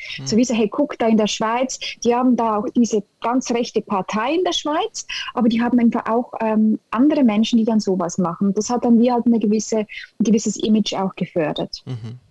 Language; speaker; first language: German; native; German